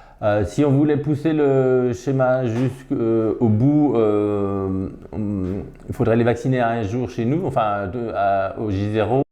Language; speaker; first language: French; native; French